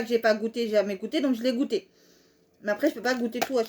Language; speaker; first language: French; native; French